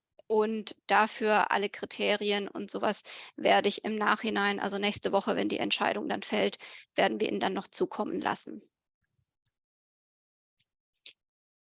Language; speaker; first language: German; native; German